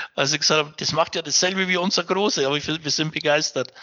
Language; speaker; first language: German; native; German